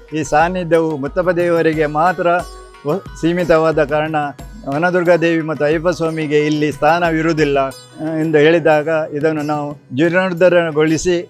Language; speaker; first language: Kannada; non-native, local second language; Malayalam